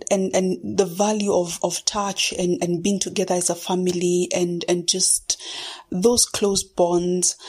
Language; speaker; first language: English; non-native, local second language; Kikuyu